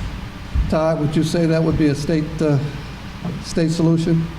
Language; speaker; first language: English; native; English